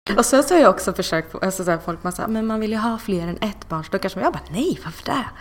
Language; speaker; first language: Swedish; native; Swedish